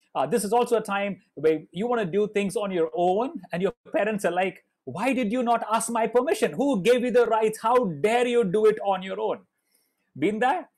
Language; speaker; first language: English; non-native, local second language; Malayalam